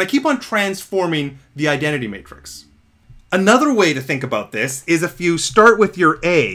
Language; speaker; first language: English; native; English